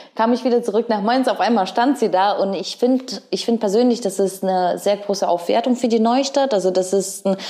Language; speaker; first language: German; early bilingual, other home language; Ukrainian